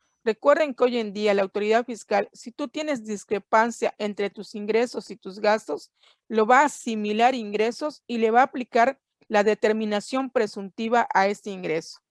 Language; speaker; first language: Spanish; native; Spanish